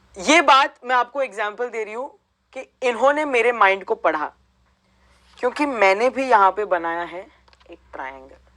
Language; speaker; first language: Hindi; native; Hindi